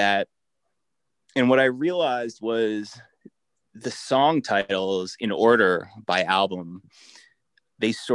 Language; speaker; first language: English; native; English